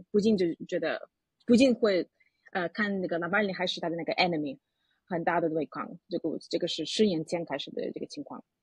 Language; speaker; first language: Chinese; non-native, fluent; Russian